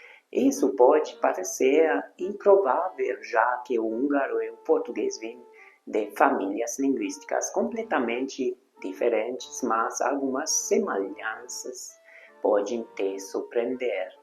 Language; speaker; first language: Portuguese; non-native, fluent; Hungarian